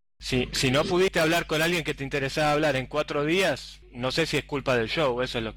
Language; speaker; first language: Spanish; native; Spanish